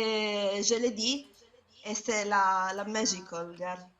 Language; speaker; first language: French; non-native, learner; Italian